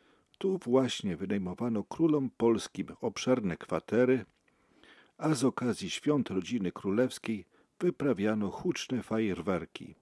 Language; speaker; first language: Polish; native; Polish